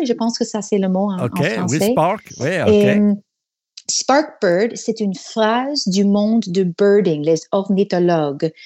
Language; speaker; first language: French; non-native, fluent; English